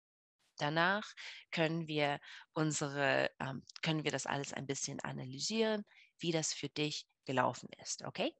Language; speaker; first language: German; non-native, fluent; English